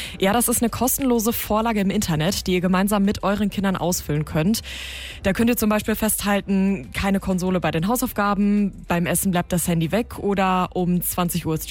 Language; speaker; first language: German; native; German